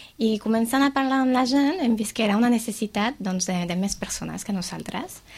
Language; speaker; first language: Catalan; non-native, fluent; French